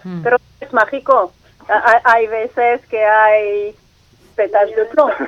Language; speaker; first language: Spanish; non-native, learner; French